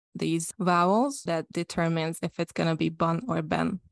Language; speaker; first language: English; non-native, fluent; Hungarian